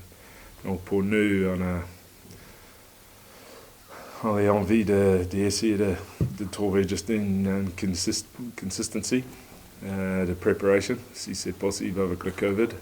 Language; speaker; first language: French; non-native, learner; English